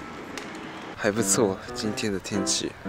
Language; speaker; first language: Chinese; early bilingual, heritage; Japanese